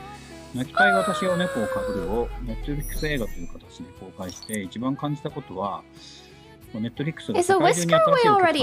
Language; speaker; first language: Japanese; native; Japanese